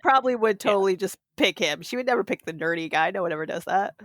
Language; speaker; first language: English; native; English